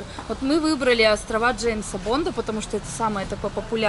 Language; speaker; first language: Russian; native; Russian